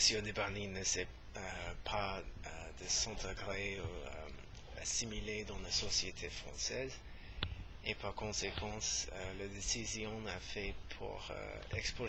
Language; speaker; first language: French; non-native, learner; English